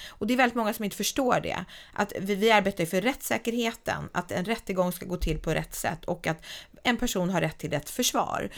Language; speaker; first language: Swedish; native; Swedish